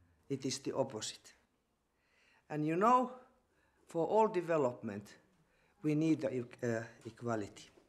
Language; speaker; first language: English; non-native, fluent; Finnish